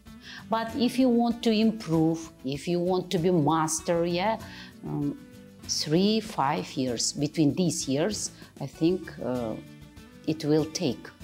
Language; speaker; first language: English; non-native, fluent; Kazakh